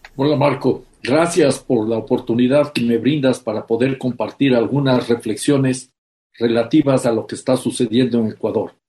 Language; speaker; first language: Spanish; native; Spanish